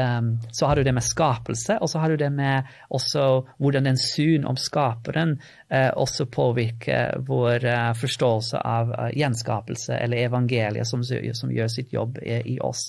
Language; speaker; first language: Norwegian; non-native, fluent; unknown